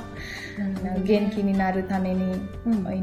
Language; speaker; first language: Japanese; non-native, learner; Nepali